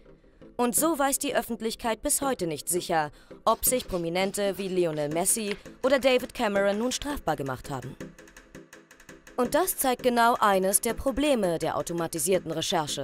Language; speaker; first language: German; native; German